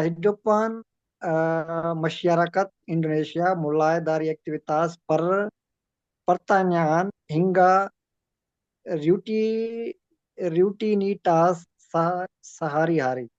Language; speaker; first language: Indonesian; non-native, learner; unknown